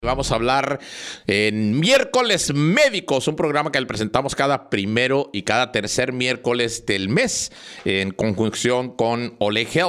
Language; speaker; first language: Spanish; native; Spanish